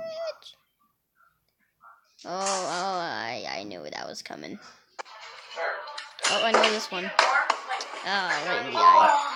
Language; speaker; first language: English; native; English